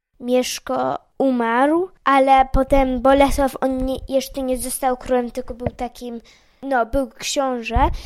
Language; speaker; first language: Polish; early bilingual, heritage; Polish